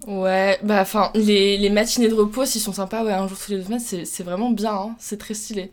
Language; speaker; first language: French; native; French